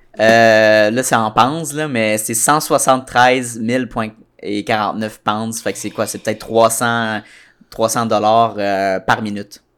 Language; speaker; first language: French; native; French